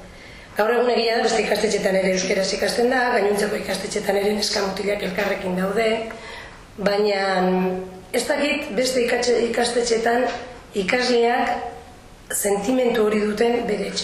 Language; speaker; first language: Basque; native; Basque